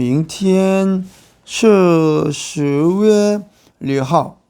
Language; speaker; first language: Chinese; non-native, learner; Korean